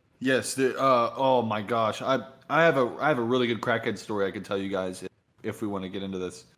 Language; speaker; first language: English; native; English